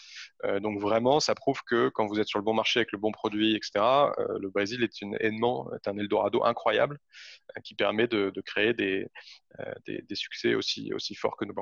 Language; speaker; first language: French; native; French